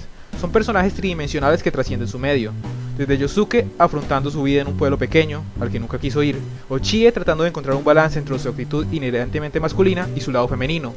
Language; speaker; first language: Spanish; native; Spanish